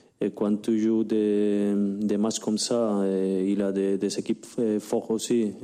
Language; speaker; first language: French; non-native, learner; Spanish